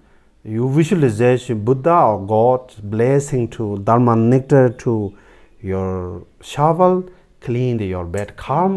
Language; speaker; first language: English; non-native, learner; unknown